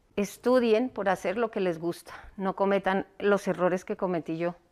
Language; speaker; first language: Spanish; native; Spanish